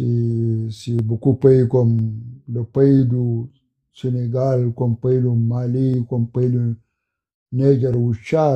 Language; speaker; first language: French; non-native, learner; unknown